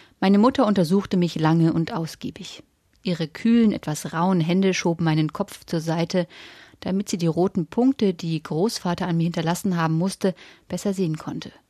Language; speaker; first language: German; native; German